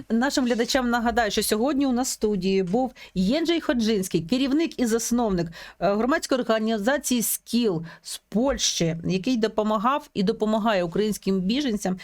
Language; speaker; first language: Ukrainian; native; Ukrainian